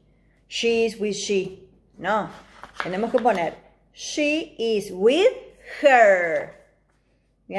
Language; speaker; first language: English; non-native, fluent; Spanish